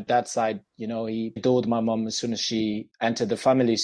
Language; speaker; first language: English; non-native, fluent; French